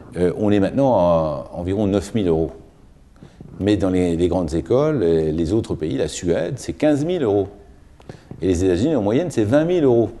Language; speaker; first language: French; native; French